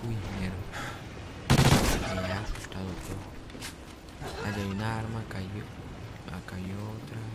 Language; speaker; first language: Spanish; native; Spanish